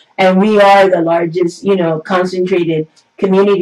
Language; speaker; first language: English; native; English